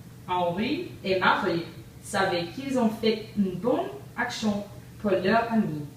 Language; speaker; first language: French; non-native, learner; English